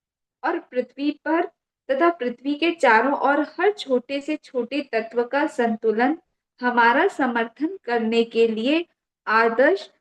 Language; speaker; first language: Hindi; native; Hindi